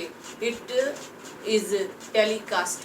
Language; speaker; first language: English; non-native, local second language; Hindi